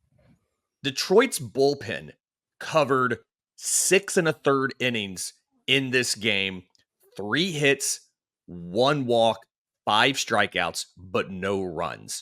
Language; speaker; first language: English; native; English